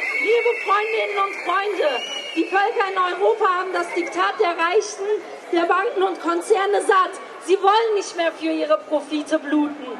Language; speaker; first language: German; early bilingual, other home language; Turkish